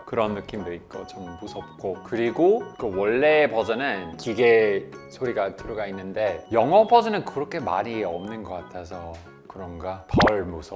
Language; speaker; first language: Korean; non-native, fluent; English